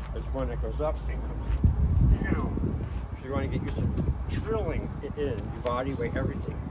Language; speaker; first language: English; native; English